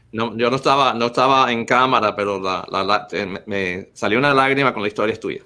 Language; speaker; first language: Spanish; early bilingual, heritage; Spanish